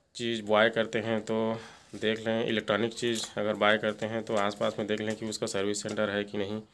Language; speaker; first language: Hindi; native; Hindi